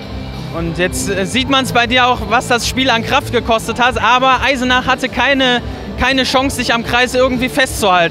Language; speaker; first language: German; native; German